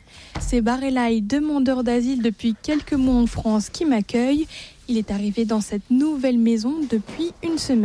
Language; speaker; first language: French; native; French